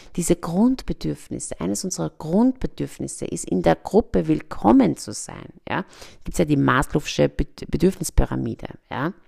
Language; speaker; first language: German; early bilingual, other home language; Persian